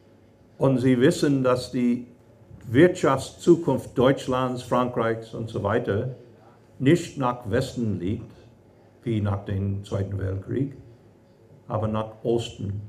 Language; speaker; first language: German; non-native, fluent; English